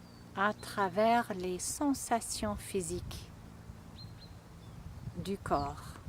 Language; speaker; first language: French; non-native, fluent; English